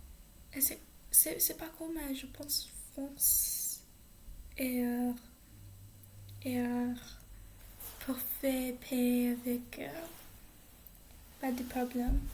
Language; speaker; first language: French; non-native, learner; English